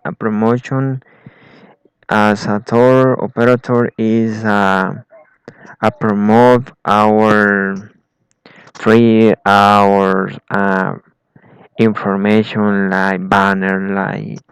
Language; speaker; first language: English; non-native, learner; Spanish